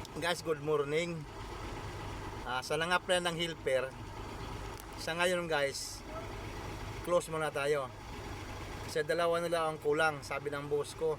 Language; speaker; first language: Filipino; native; Filipino